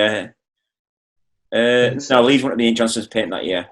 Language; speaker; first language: English; native; English